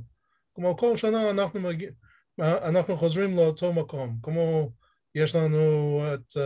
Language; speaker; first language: Hebrew; non-native, learner; English